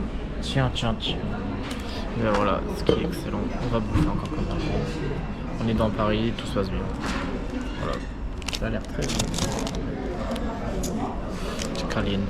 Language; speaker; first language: French; native; French